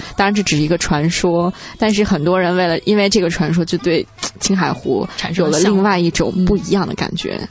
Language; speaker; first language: Chinese; native; Chinese